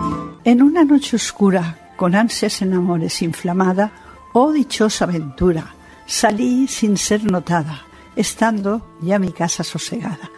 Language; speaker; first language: Spanish; native; Spanish